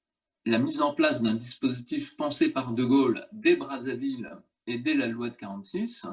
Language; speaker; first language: French; native; French